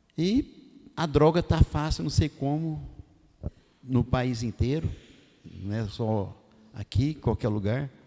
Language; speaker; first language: Portuguese; non-native, fluent; Arabic